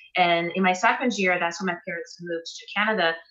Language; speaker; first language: English; non-native, fluent; Portuguese